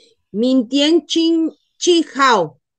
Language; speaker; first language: Chinese; non-native, learner; Spanish